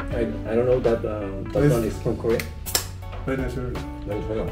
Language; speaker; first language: English; non-native, fluent; Spanish